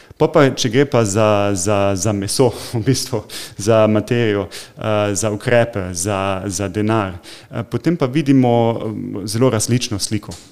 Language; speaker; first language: Slovenian; non-native, fluent; German